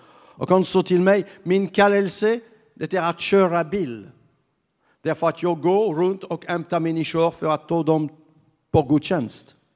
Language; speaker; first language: Swedish; non-native, fluent; French